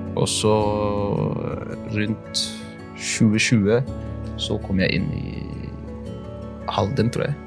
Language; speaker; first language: Norwegian; early bilingual, other home language; Somali